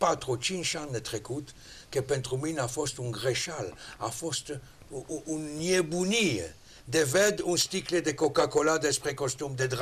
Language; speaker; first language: Romanian; non-native, learner; French